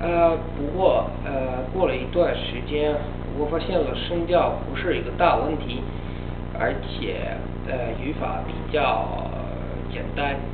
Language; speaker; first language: Chinese; non-native, learner; Italian